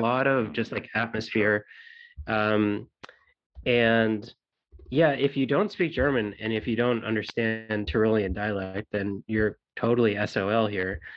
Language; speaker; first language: English; native; English